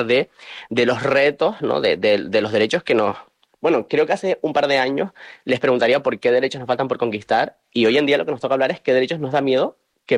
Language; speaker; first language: Spanish; native; Spanish